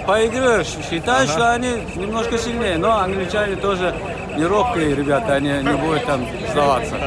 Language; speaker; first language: Russian; non-native, fluent; Uzbek